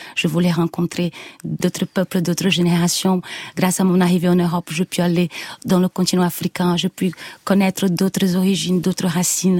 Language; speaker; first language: French; non-native, fluent; Portuguese